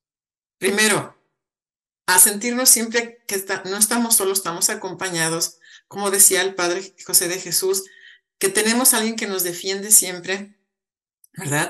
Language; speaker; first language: Spanish; native; Spanish